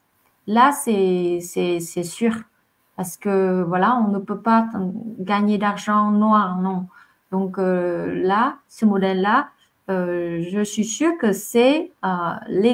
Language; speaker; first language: French; non-native, fluent; Vietnamese